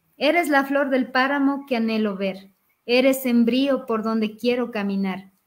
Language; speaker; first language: Spanish; non-native, local second language; Quechua